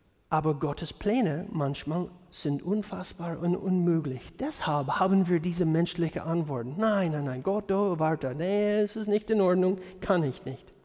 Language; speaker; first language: German; non-native, fluent; English